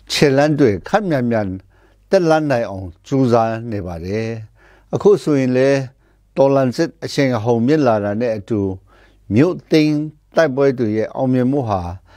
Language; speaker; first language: Burmese; non-native, local second language; Kachin